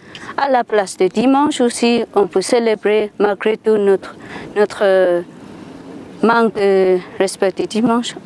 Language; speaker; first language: French; non-native, fluent; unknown